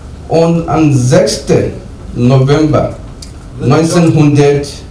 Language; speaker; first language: German; non-native, learner; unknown